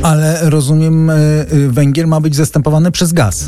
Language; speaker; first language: Polish; native; Polish